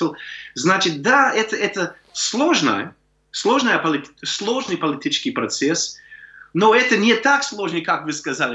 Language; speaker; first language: Russian; non-native, fluent; English